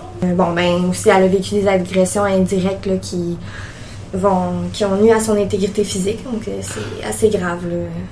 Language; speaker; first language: French; native; French